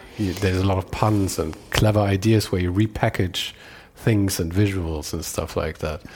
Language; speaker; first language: English; non-native, fluent; German